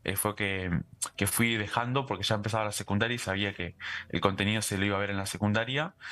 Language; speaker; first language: Spanish; native; Spanish